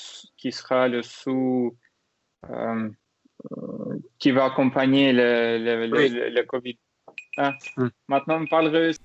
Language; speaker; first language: French; non-native, learner; Russian